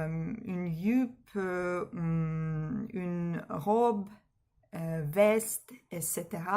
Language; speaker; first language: French; non-native, learner; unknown